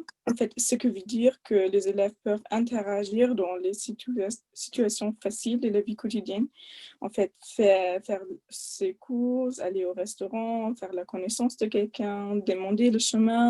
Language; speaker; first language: French; non-native, fluent; German